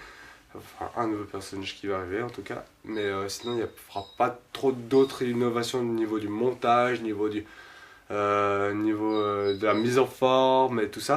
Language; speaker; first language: French; native; French